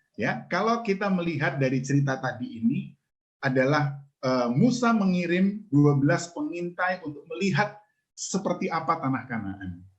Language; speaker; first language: Indonesian; native; Indonesian